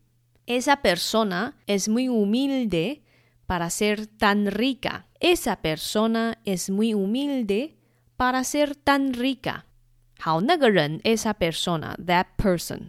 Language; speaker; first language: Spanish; non-native, fluent; Chinese